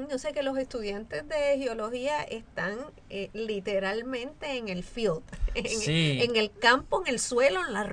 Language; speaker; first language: Spanish; native; Spanish